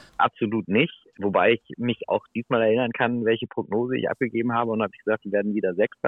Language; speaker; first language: German; native; German